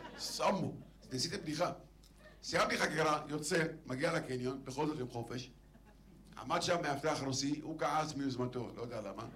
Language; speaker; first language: Hebrew; non-native, local second language; Arabic